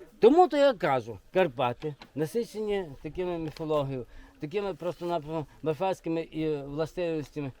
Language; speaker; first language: Ukrainian; native; Ukrainian